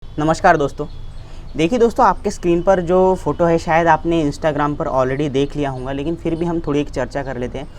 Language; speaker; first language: Hindi; non-native, local second language; Marathi